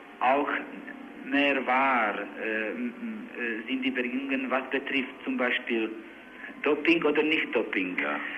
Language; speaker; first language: German; non-native, learner; Czech